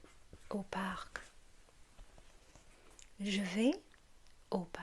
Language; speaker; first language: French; non-native, learner; English